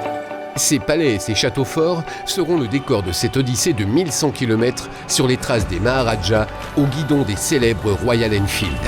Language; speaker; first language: French; native; French